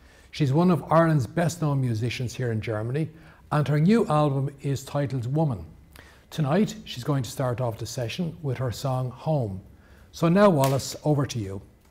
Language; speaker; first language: English; native; English